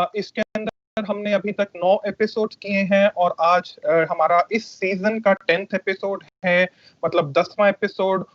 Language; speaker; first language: Hindi; native; Hindi